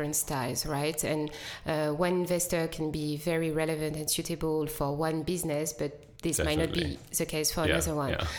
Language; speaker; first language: English; non-native, fluent; French